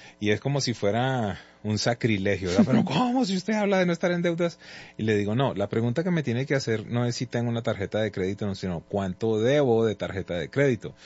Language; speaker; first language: Spanish; native; Spanish